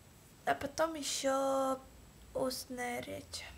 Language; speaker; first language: Russian; early bilingual, heritage; Russian